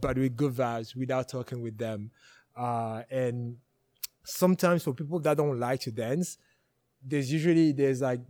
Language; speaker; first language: English; non-native, local second language; French